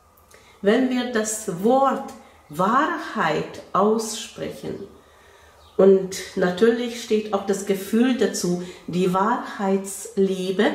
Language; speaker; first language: German; non-native, fluent; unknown